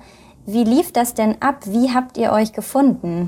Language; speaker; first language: German; native; German